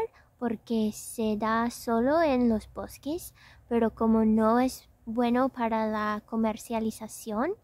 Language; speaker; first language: Spanish; non-native, fluent; English